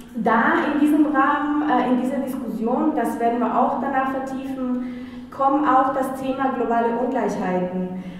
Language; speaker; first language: German; non-native, fluent; Spanish